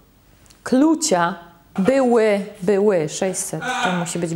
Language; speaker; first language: Polish; native; Polish